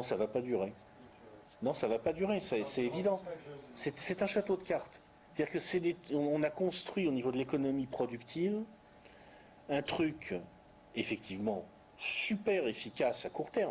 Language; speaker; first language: French; native; French